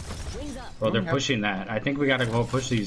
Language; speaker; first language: English; native; English